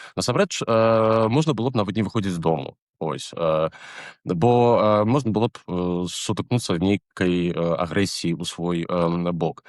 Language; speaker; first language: Belarusian; native; Belarusian